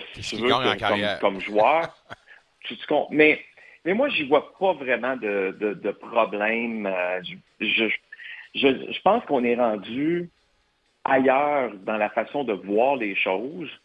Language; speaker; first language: French; native; French